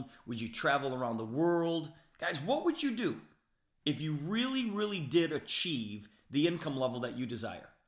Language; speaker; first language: English; native; English